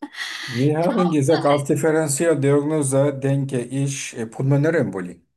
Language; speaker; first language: German; non-native, fluent; Turkish